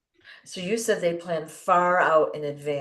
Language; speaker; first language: English; native; English